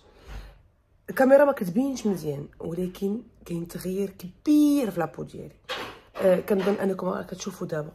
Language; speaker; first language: Arabic; native; Arabic